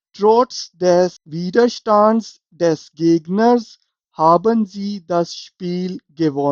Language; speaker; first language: German; non-native, fluent; Urdu